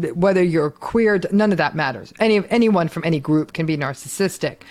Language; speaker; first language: English; early bilingual, other home language; Hindi